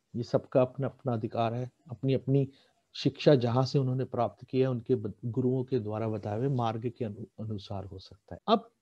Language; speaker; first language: Hindi; native; Hindi